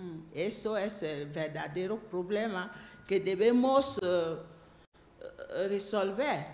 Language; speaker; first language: Spanish; non-native, fluent; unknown